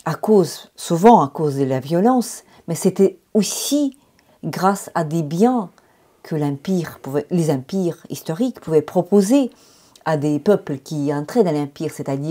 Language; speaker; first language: French; non-native, fluent; Ukrainian